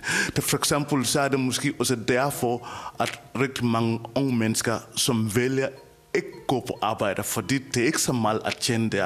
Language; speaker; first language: Danish; non-native, fluent; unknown